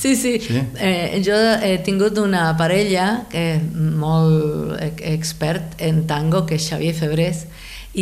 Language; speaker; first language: Catalan; non-native, fluent; Spanish